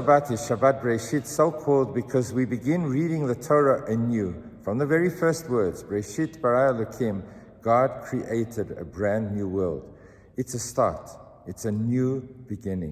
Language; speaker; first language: English; native; English